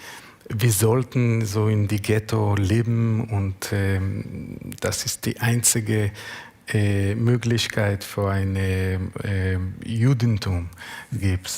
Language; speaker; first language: German; non-native, learner; Hebrew